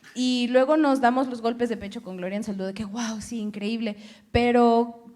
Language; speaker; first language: Spanish; early bilingual, other home language; English